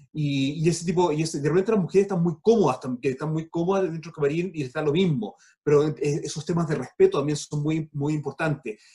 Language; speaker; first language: Spanish; early bilingual, heritage; Spanish